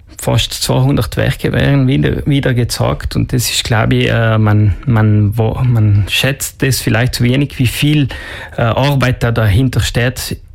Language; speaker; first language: German; non-native, local second language; Ladin